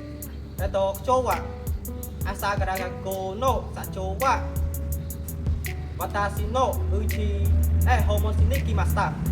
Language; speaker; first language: Japanese; non-native, learner; Khmer